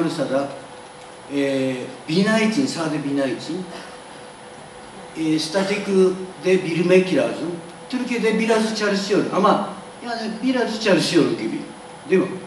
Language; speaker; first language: Turkish; non-native, learner; Japanese